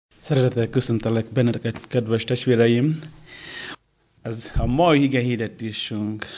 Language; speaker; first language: Hungarian; non-native, learner; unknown